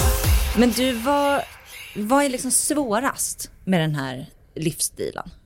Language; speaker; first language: Swedish; native; Swedish